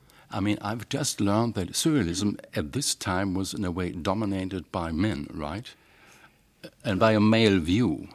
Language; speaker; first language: English; non-native, fluent; German